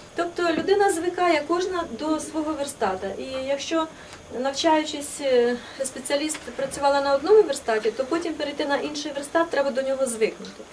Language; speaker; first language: Ukrainian; native; Ukrainian